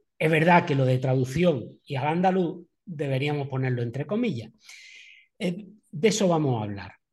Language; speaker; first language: Spanish; native; Spanish